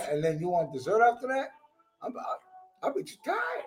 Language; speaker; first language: English; non-native, fluent; Spanish